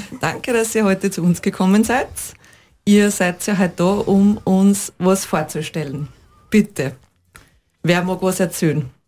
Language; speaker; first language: German; native; German